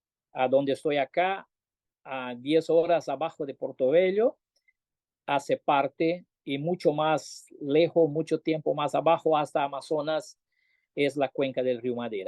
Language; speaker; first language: Spanish; non-native, learner; Portuguese